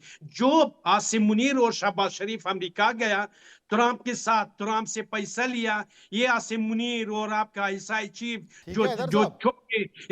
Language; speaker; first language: Hindi; non-native, fluent; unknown